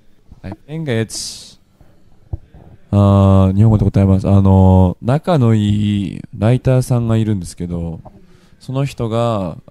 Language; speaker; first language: Japanese; native; Japanese